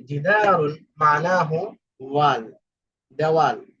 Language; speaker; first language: Arabic; non-native, fluent; Bangla